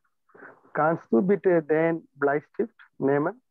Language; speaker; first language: German; non-native, learner; Malayalam